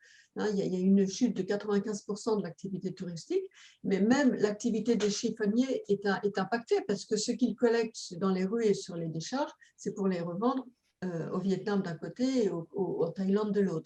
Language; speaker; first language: French; native; French